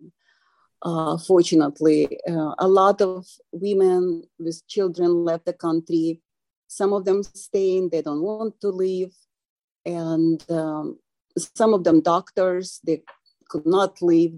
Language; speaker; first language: English; non-native, fluent; Ukrainian